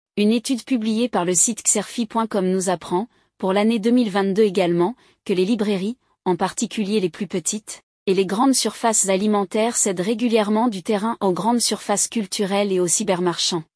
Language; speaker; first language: French; native; French